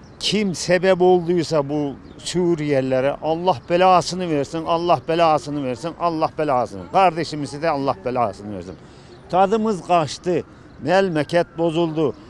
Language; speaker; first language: Turkish; native; Turkish